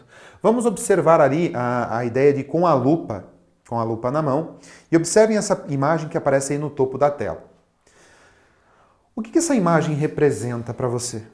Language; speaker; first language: Portuguese; native; Portuguese